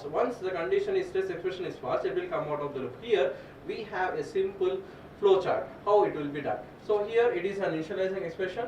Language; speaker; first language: English; non-native, local second language; Telugu